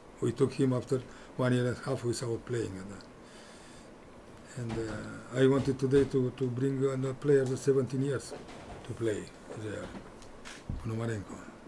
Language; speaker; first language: English; non-native, fluent; Romanian